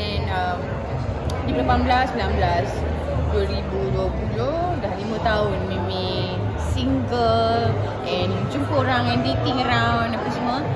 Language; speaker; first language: Malay; native; Malay